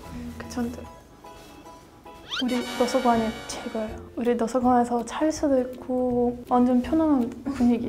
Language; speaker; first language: Korean; non-native, fluent; Russian